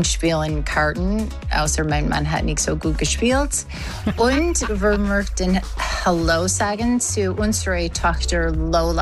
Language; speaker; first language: German; non-native, learner; English